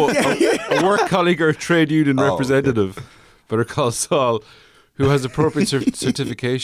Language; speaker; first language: English; native; English